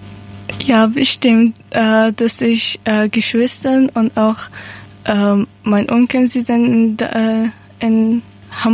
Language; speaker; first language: German; non-native, learner; Persian